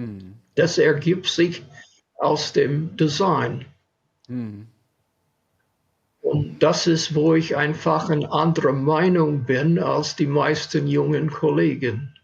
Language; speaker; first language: German; non-native, fluent; English